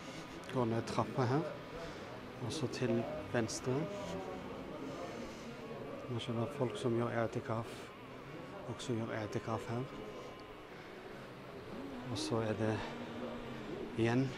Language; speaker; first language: Norwegian; early bilingual, other home language; Urdu